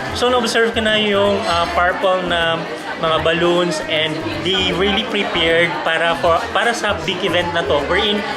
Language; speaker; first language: Filipino; native; Filipino